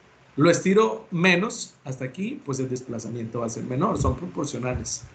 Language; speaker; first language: Spanish; native; Spanish